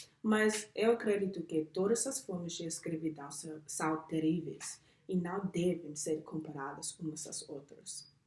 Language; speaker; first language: Portuguese; non-native, learner; English